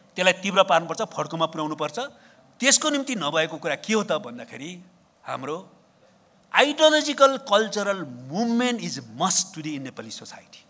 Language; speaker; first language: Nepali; native; Nepali